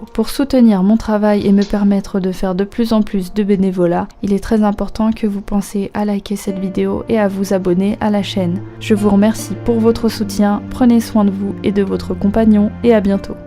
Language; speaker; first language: French; native; French